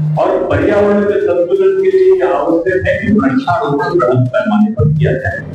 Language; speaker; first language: Hindi; native; Hindi